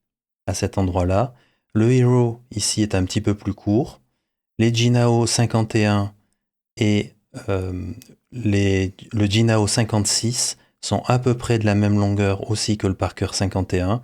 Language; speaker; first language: French; native; French